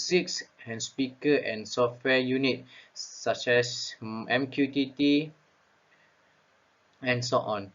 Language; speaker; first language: English; non-native, local second language; Malay